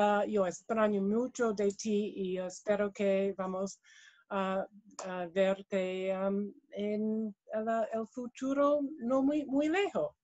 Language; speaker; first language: Spanish; non-native, learner; English